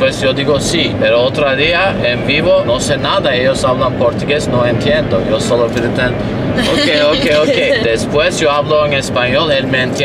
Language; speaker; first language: Spanish; non-native, learner; Turkish